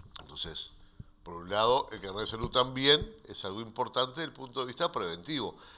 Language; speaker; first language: Spanish; native; Spanish